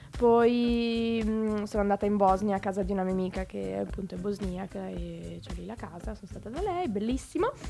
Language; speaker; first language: Italian; native; Italian